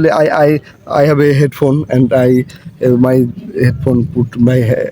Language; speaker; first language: English; non-native, learner; Bangla